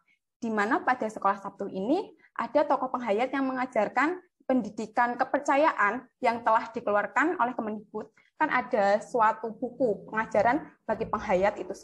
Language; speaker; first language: Indonesian; native; Indonesian